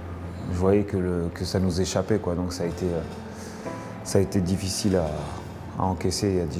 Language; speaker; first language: French; native; French